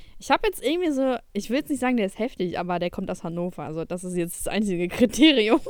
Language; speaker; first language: German; early bilingual, other home language; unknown